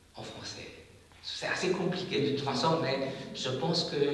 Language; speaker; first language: French; non-native, fluent; Chinese